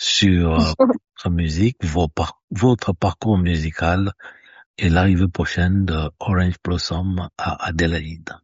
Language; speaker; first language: French; native; French